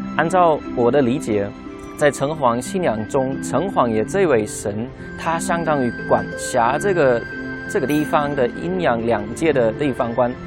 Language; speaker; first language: Chinese; non-native, fluent; German